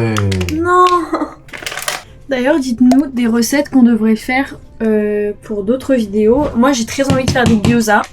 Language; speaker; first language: French; native; French